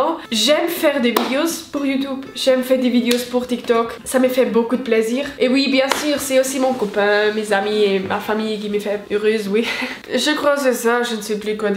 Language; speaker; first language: French; non-native, local second language; German